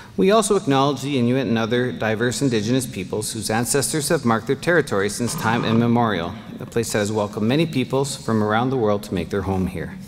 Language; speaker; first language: English; native; English